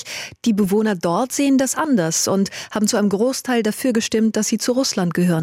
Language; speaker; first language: German; native; German